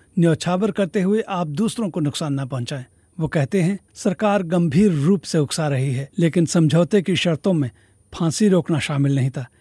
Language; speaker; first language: Hindi; native; Hindi